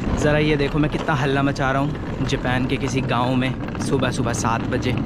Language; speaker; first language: Hindi; native; Hindi